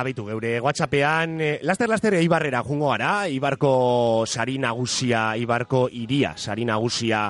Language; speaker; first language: Basque; native; Basque